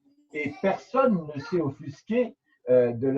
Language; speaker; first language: French; native; French